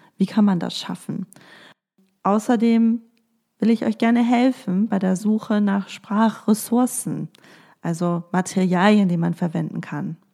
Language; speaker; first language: German; native; German